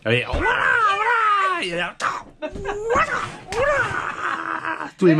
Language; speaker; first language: French; native; French